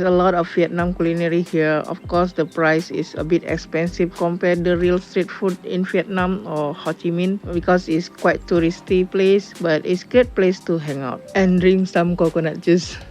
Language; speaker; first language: English; non-native, learner; Indonesian